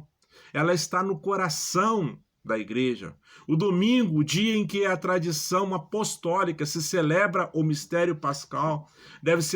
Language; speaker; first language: Portuguese; native; Portuguese